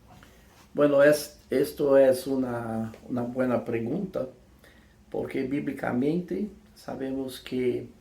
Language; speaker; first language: Spanish; non-native, fluent; English